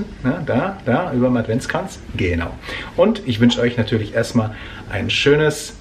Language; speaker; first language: German; native; German